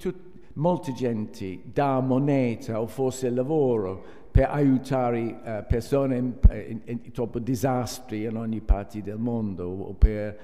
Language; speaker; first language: Italian; non-native, fluent; English